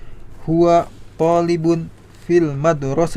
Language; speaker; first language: Arabic; non-native, learner; Indonesian